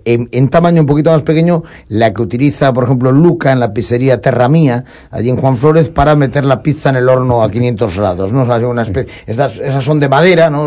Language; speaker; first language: Spanish; native; Spanish